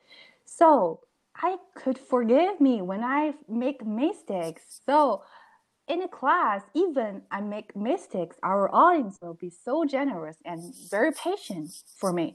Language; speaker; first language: English; non-native, learner; Chinese